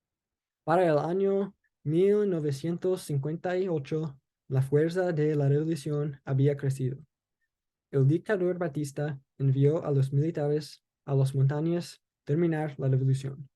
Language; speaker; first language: Spanish; non-native, learner; English